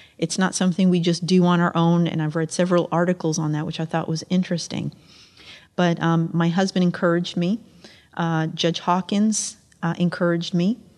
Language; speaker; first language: English; early bilingual, other home language; Amharic